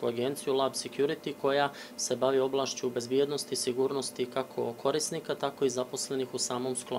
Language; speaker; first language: Serbian; native; Serbian